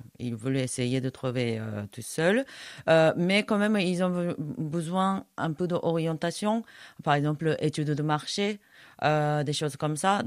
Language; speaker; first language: French; non-native, fluent; Japanese